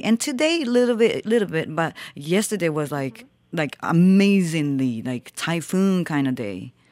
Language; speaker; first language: English; non-native, fluent; Japanese